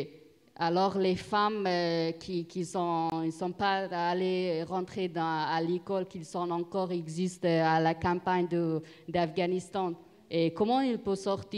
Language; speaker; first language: French; non-native, learner; Persian